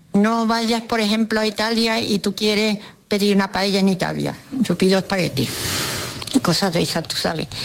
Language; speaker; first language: Spanish; early bilingual, other home language; Russian